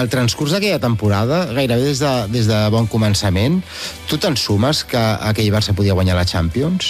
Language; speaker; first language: Catalan; native; Catalan